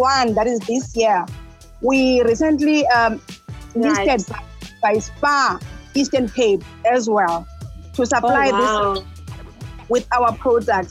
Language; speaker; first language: English; non-native, local second language; Xhosa